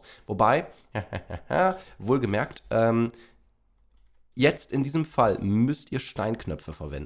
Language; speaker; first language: German; native; German